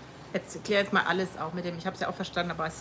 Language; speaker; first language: German; native; German